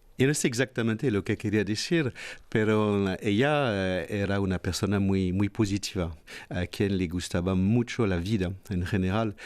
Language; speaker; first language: Spanish; non-native, fluent; French